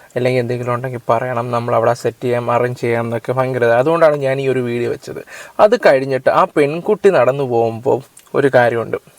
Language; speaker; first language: Malayalam; native; Malayalam